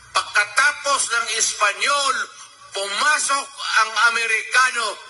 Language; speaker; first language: Filipino; non-native, local second language; Cebuano